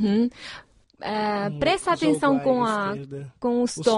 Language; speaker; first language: Portuguese; non-native, fluent; Chinese